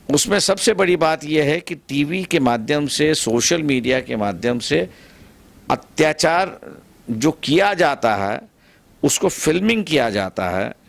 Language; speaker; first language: Hindi; non-native, local second language; Marathi